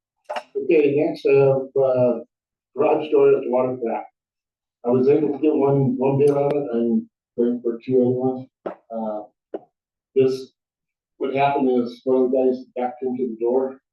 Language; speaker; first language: English; native; English